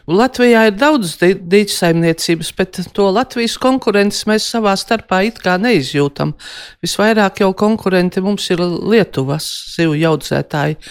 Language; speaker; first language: Latvian; native; Latvian